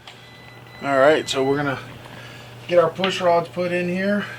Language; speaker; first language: English; native; English